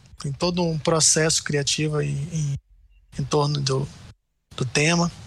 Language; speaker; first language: Portuguese; native; Portuguese